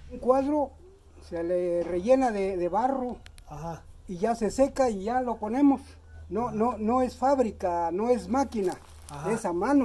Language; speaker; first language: Spanish; native; Spanish